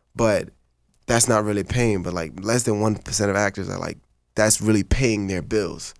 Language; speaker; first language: English; non-native, fluent; Haitian Creole